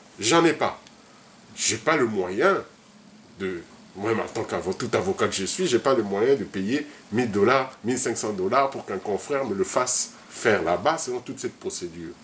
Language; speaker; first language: French; non-native, local second language; Lingala